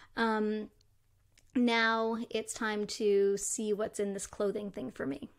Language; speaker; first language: English; native; English